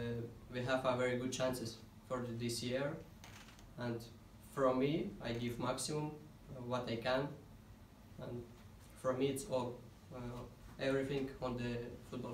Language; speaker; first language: English; non-native, learner; Russian